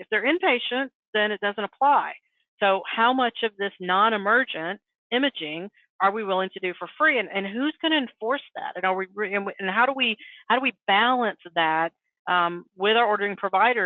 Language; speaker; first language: English; native; English